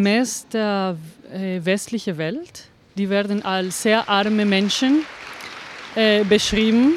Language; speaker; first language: German; non-native, fluent; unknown